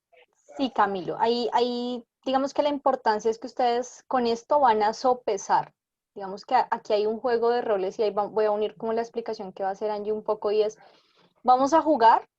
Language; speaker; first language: Spanish; native; Spanish